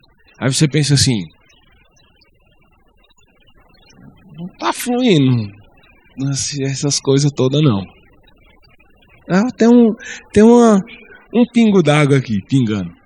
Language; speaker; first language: Portuguese; native; Portuguese